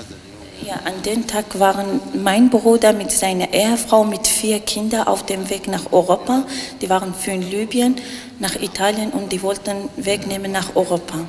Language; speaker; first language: German; non-native, learner; Arabic